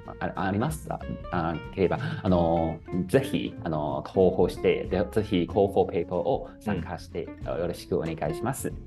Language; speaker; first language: Japanese; non-native, learner; Chinese